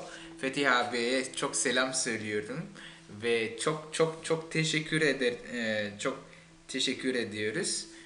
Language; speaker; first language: Turkish; non-native, fluent; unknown